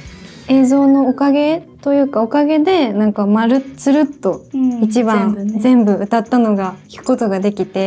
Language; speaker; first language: Japanese; native; Japanese